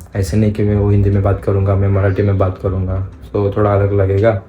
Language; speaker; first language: Hindi; non-native, local second language; Marathi